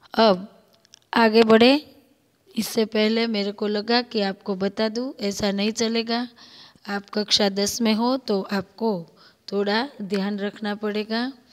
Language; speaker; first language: Hindi; non-native, local second language; Gujarati